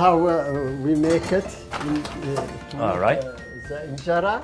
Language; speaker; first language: English; non-native, learner; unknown